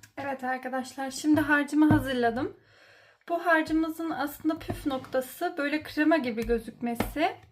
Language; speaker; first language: Turkish; early bilingual, heritage; Turkish